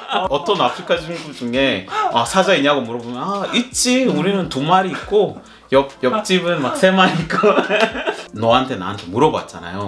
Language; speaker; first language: Korean; non-native, fluent; Gusii